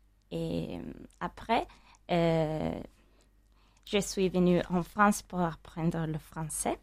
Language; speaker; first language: French; non-native, learner; Italian